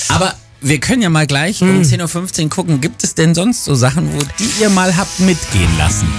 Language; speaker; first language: German; native; German